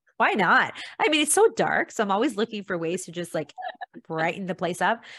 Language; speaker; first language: English; early bilingual, other home language; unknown